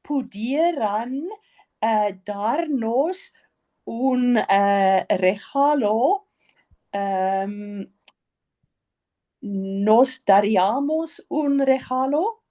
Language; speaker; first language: Spanish; non-native, learner; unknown